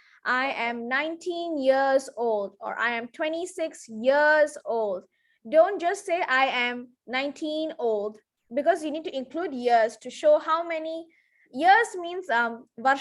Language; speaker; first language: English; non-native, fluent; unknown